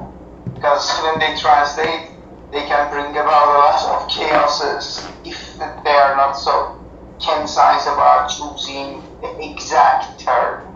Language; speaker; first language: English; non-native, fluent; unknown